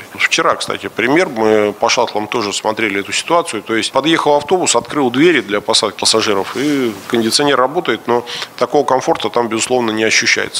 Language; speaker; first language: Russian; native; Russian